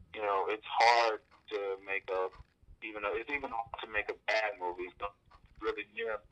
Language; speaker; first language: English; native; English